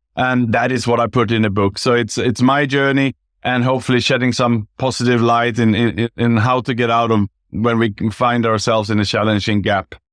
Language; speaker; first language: English; non-native, fluent; Swedish